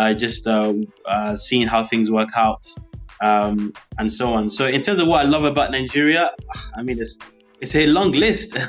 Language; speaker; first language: English; early bilingual, other home language; Yoruba